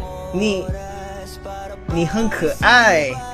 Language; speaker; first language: Chinese; non-native, learner; Filipino